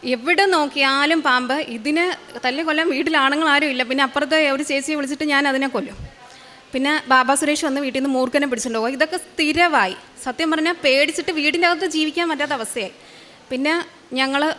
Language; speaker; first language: Malayalam; native; Malayalam